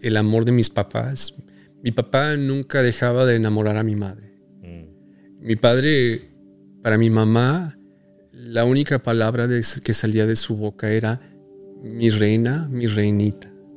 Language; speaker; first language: Spanish; early bilingual, heritage; Spanish